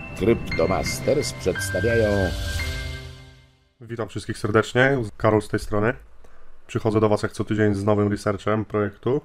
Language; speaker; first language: Polish; native; Polish